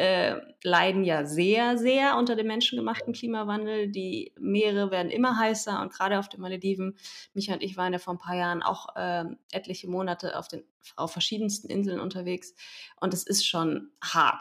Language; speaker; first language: German; native; German